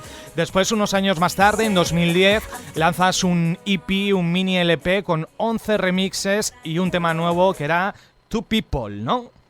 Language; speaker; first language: Spanish; native; Spanish